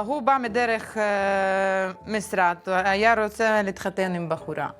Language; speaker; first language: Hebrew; non-native, fluent; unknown